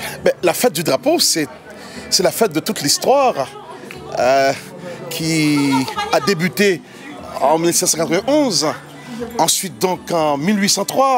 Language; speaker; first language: French; non-native, local second language; Haitian Creole